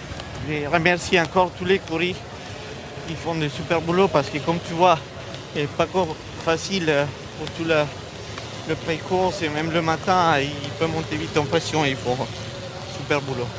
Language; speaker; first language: French; non-native, fluent; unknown